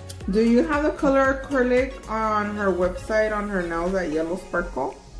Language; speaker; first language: English; early bilingual, other home language; Spanish